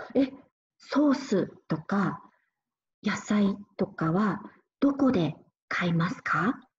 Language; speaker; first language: Japanese; native; Japanese